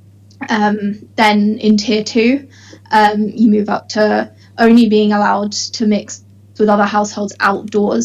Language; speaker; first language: English; native; English